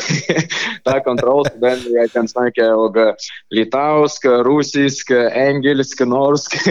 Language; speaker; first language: Norwegian; non-native, learner; Lithuanian